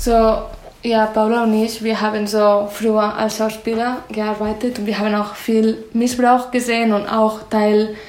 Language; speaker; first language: German; non-native, fluent; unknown